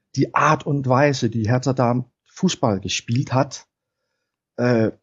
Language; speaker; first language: German; non-native, fluent; Danish